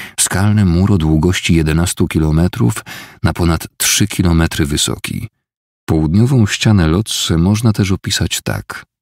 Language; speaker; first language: Polish; native; Polish